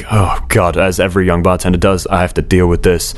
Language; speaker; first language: English; native; English